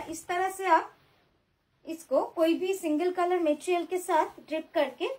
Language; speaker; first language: Hindi; non-native, local second language; Bangla